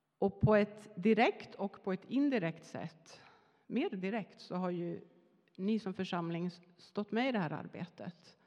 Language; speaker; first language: Swedish; native; Swedish